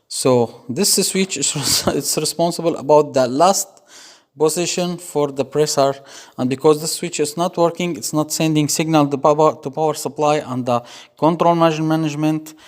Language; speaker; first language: English; non-native, fluent; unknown